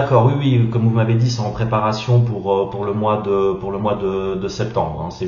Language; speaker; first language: French; native; French